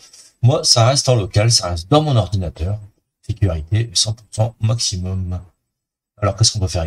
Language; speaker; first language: French; native; French